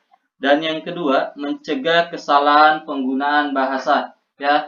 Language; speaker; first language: Indonesian; native; Indonesian